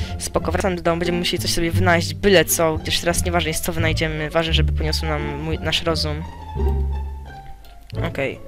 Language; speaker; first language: Polish; native; Polish